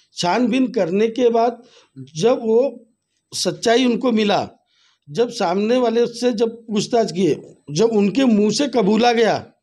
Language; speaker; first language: Hindi; native; Hindi